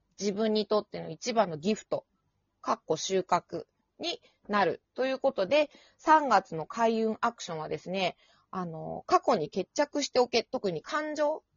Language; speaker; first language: Japanese; native; Japanese